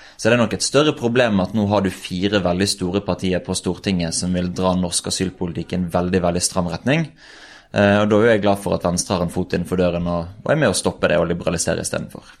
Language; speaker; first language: Norwegian; native; Norwegian